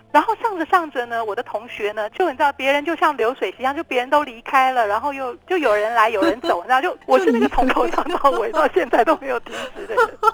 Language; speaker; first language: Chinese; native; Chinese